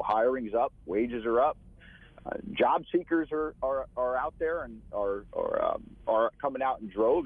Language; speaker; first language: English; native; English